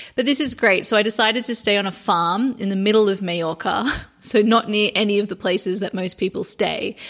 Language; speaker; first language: English; native; English